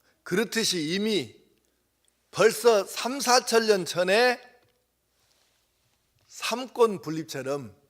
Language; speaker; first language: Korean; native; Korean